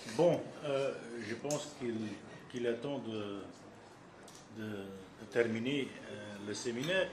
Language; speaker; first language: French; non-native, fluent; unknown